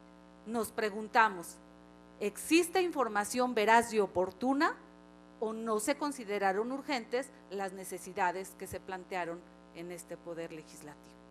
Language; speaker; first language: Spanish; native; Spanish